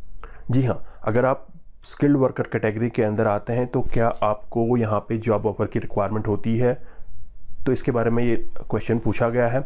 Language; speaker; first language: Hindi; native; Hindi